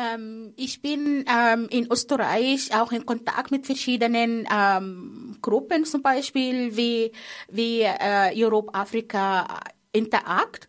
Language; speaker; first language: German; non-native, fluent; Arabic